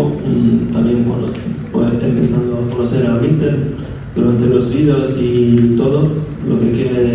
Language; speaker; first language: Spanish; non-native, fluent; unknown